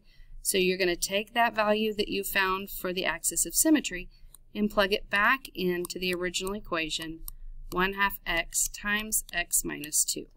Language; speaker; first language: English; native; English